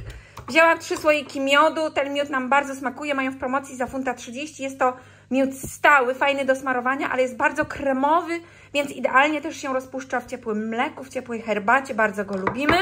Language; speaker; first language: Polish; native; Polish